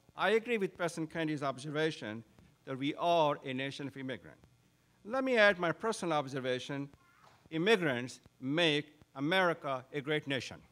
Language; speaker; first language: English; non-native, local second language; Urdu